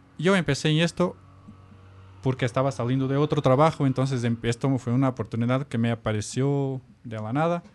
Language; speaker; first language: Spanish; non-native, fluent; Portuguese